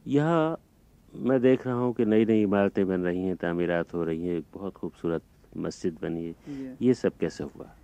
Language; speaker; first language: Urdu; native; Urdu